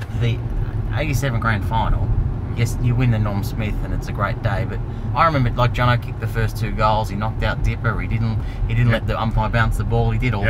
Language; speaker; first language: English; native; English